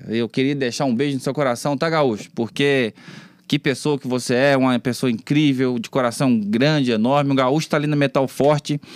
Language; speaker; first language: Portuguese; native; Portuguese